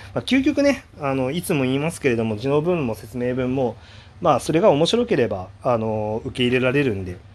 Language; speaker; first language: Japanese; native; Japanese